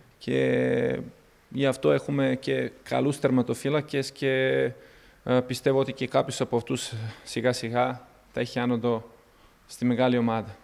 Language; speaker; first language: Greek; non-native, fluent; Serbian